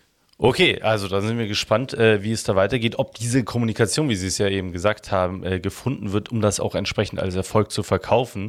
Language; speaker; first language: German; native; German